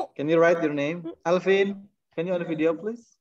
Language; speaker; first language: English; non-native, learner; Indonesian